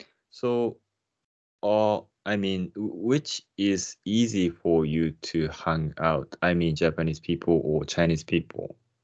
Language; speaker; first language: English; non-native, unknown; Japanese